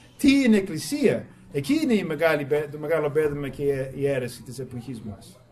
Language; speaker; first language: Greek; non-native, fluent; English